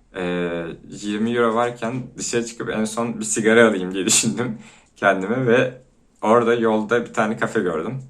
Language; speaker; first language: Turkish; native; Turkish